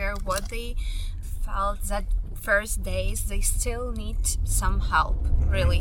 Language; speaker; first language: English; non-native, fluent; Ukrainian